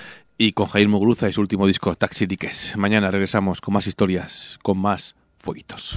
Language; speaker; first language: Spanish; native; Spanish